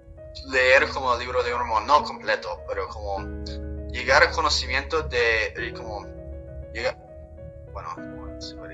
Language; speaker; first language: Spanish; non-native, fluent; English